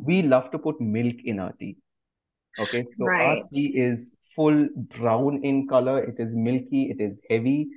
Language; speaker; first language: English; non-native, local second language; Bangla